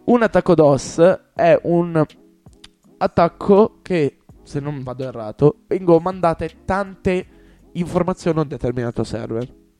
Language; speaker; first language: Italian; native; Italian